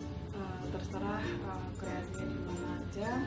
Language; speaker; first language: Indonesian; native; Indonesian